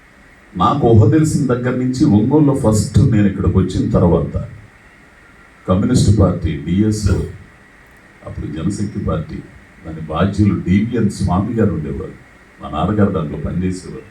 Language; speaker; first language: Telugu; native; Telugu